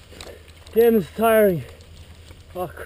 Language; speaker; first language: English; native; English